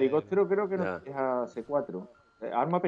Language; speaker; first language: Spanish; native; Spanish